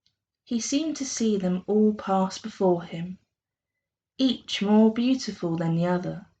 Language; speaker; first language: English; native; English